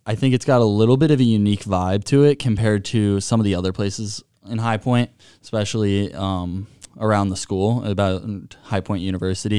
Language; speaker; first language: English; native; English